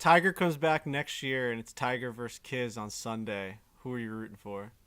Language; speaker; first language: English; native; English